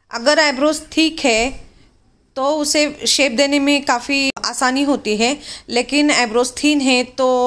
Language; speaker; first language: Hindi; non-native, local second language; Marathi